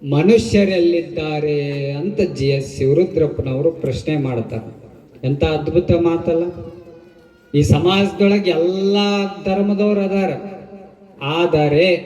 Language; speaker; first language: Kannada; native; Kannada